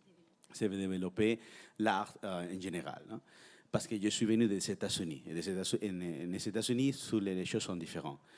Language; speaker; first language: French; non-native, fluent; Spanish